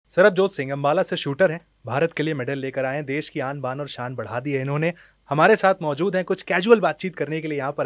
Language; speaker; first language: Hindi; native; Hindi